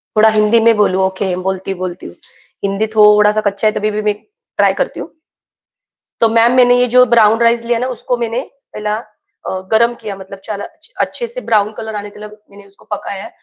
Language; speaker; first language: Hindi; non-native, local second language; Marathi